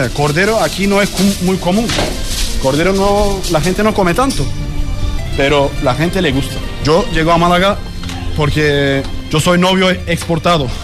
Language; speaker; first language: Spanish; non-native, fluent; Turkish